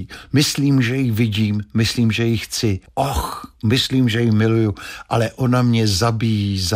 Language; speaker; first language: Czech; native; Czech